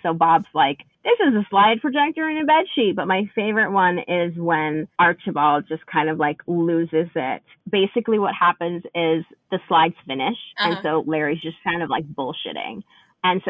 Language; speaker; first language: English; native; English